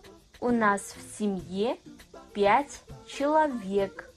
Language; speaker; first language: Russian; non-native, fluent; Kazakh